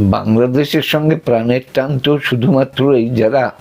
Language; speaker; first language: Bangla; early bilingual, other home language; Sylheti